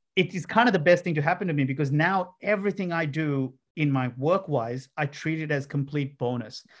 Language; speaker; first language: English; non-native, local second language; Sinhala